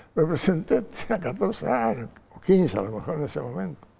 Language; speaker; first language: Spanish; non-native, fluent; Polish